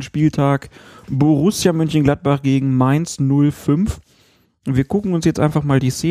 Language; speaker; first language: German; native; German